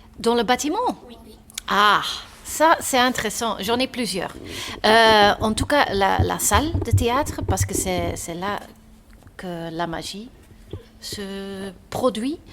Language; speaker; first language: French; non-native, local second language; Dutch